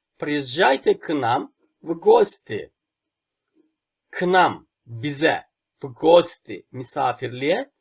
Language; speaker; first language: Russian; non-native, fluent; Turkish